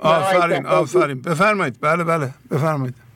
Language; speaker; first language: Persian; native; Persian